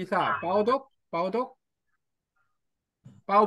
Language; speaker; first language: Vietnamese; non-native, learner; Korean